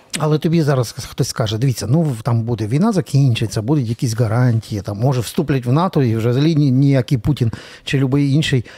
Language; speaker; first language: Ukrainian; native; Ukrainian